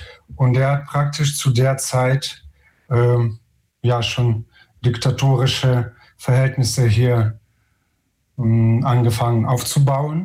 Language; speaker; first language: German; non-native, fluent; Ukrainian